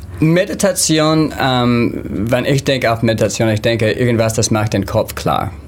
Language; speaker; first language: German; non-native, learner; English